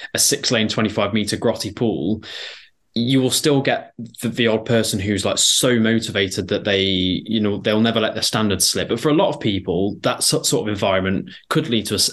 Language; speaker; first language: English; native; English